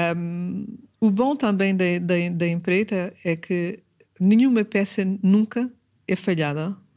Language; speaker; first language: Portuguese; early bilingual, heritage; Portuguese